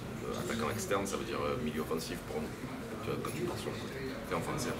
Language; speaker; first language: French; non-native, fluent; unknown